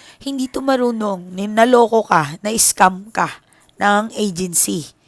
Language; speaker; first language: Filipino; non-native, local second language; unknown